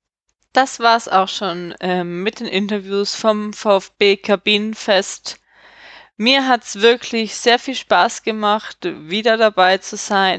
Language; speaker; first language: German; native; German